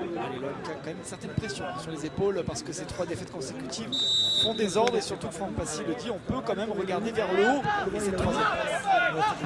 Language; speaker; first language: French; native; French